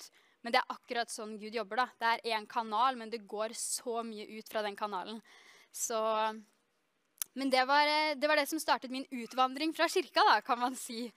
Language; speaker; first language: Norwegian; native; Norwegian